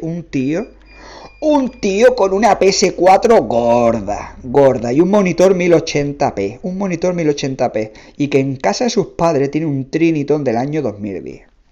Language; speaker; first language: Spanish; native; Spanish